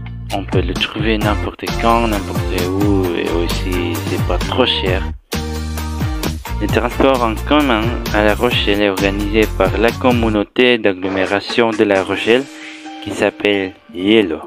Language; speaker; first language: French; non-native, learner; Indonesian